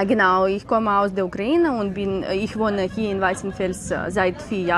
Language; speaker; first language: German; non-native, learner; Ukrainian